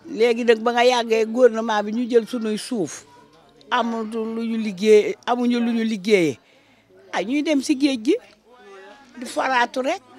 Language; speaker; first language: Wolof; native; Wolof